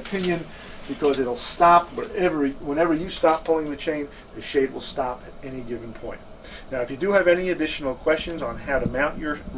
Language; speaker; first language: English; native; English